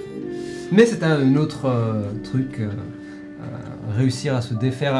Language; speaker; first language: French; native; French